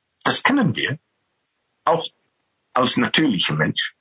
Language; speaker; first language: German; non-native, fluent; Dutch